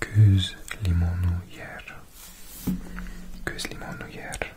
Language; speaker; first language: Turkish; non-native, learner; English